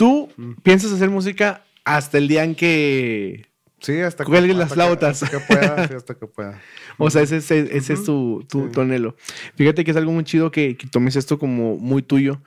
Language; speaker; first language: Spanish; native; Spanish